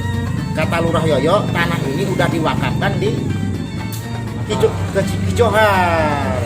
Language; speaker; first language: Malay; non-native, local second language; Javanese